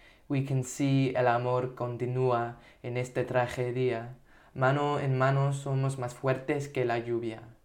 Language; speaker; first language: Spanish; non-native, learner; English